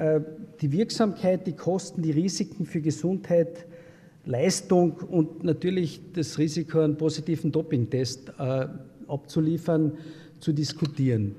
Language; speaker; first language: German; native; German